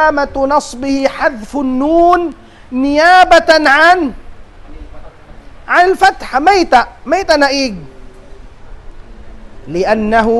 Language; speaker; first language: Arabic; non-native, fluent; Tausug